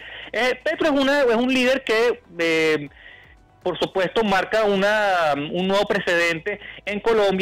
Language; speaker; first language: Spanish; native; Spanish